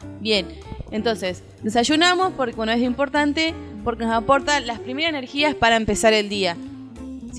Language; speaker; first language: Spanish; native; Spanish